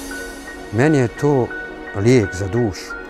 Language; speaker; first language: Serbian; native; Serbian